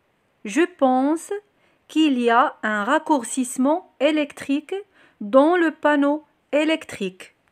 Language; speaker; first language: French; non-native, local second language; Arabic